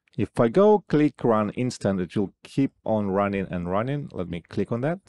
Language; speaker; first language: English; non-native, fluent; Russian